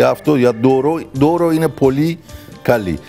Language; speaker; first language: Greek; non-native, fluent; Persian